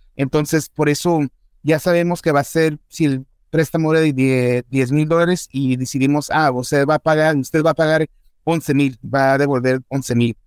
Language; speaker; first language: Spanish; early bilingual, heritage; Spanish